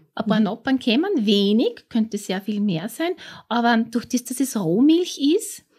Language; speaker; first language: German; native; German